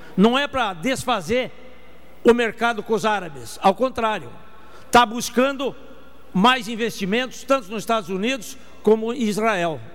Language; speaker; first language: Portuguese; native; Portuguese